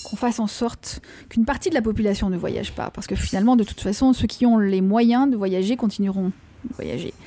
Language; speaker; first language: French; native; French